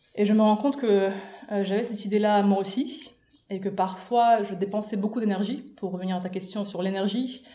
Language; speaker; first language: French; non-native, fluent; Russian